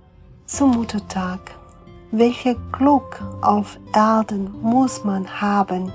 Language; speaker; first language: German; non-native, fluent; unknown